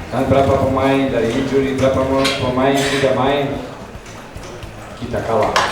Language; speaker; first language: Indonesian; non-native, learner; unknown